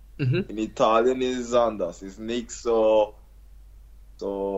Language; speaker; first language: German; non-native, learner; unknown